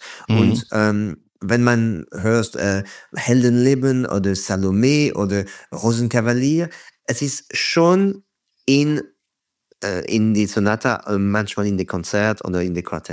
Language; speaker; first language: German; non-native, fluent; French